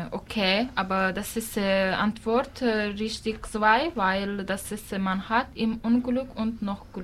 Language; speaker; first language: German; non-native, learner; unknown